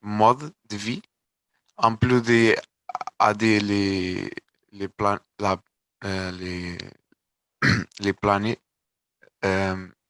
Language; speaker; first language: French; non-native, learner; Portuguese